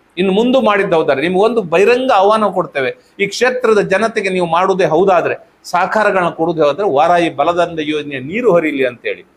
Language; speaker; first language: Kannada; native; Kannada